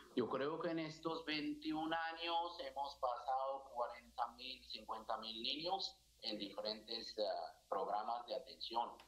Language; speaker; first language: Spanish; non-native, fluent; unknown